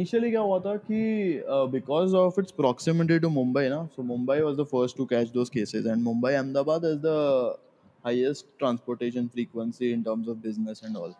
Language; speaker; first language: English; non-native, local second language; Gujarati